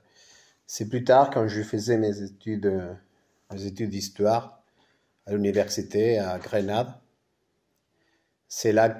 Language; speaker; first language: French; non-native, fluent; Spanish